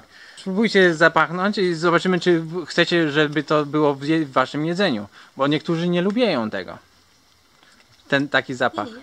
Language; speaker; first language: Polish; early bilingual, heritage; Polish